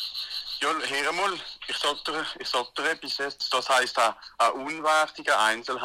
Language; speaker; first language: German; non-native, learner; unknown